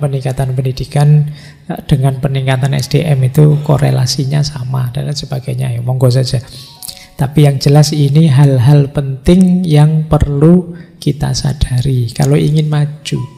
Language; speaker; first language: Indonesian; non-native, local second language; Javanese